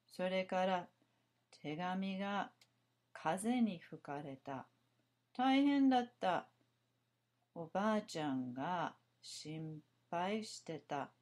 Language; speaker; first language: Japanese; non-native, learner; English